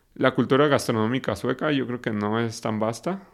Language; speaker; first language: Spanish; native; Spanish